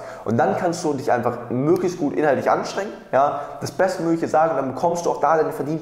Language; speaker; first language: German; native; German